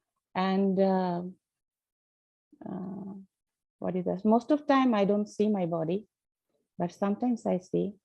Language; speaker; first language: English; non-native, learner; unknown